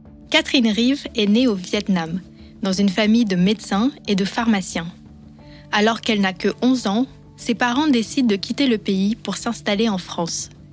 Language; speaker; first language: French; native; French